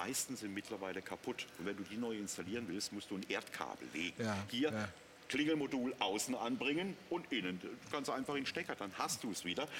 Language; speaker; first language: German; native; German